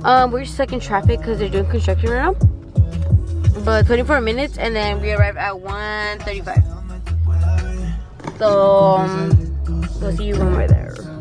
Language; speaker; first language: English; early bilingual, other home language; Spanish